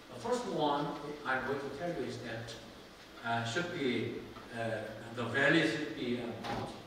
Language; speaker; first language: English; non-native, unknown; Korean